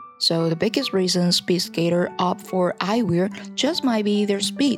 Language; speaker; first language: English; non-native, fluent; Chinese